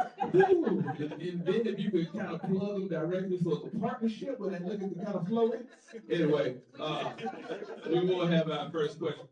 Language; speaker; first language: English; native; English